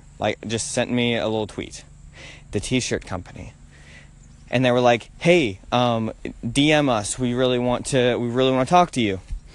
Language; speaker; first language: English; native; English